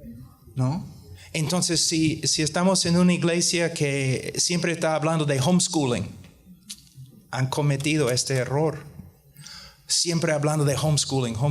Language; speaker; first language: Spanish; non-native, fluent; English